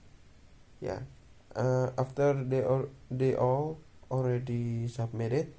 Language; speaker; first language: English; non-native, learner; Indonesian